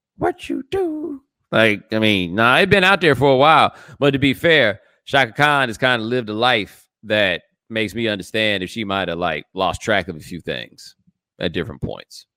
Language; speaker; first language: English; native; English